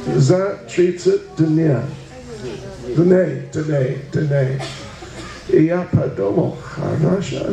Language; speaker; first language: Russian; non-native, learner; English